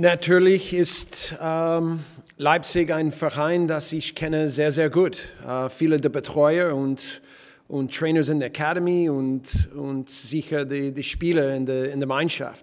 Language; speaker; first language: German; non-native, fluent; English